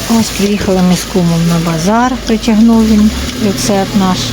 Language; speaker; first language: Ukrainian; native; Ukrainian